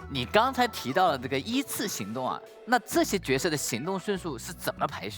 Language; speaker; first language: Chinese; native; Chinese